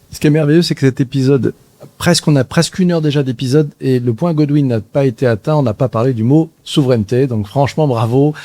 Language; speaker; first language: French; native; French